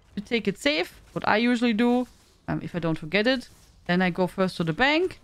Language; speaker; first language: English; non-native, fluent; German